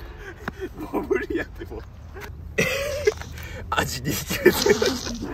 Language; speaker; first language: Japanese; native; Japanese